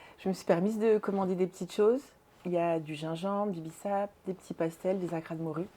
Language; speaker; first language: French; early bilingual, other home language; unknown